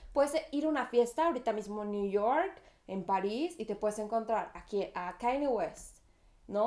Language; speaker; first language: Spanish; native; Spanish